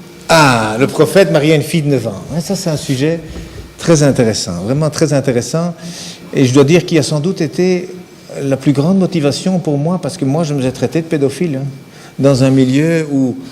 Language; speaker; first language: French; native; French